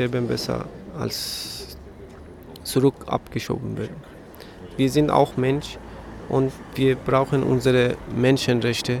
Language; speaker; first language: German; non-native, learner; Persian